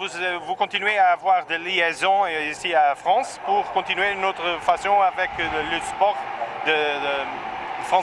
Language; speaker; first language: French; non-native, learner; Portuguese